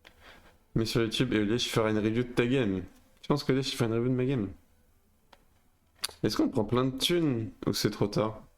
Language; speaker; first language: French; native; French